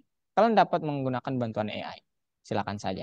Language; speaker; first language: Indonesian; native; Indonesian